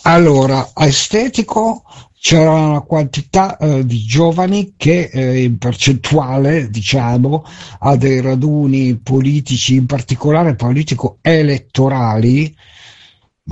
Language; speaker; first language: Italian; native; Italian